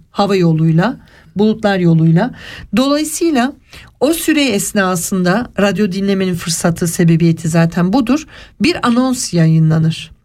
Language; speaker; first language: Turkish; early bilingual, heritage; Turkish